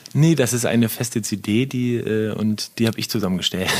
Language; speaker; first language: German; native; German